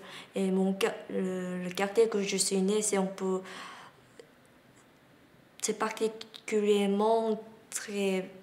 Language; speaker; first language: French; non-native, learner; Korean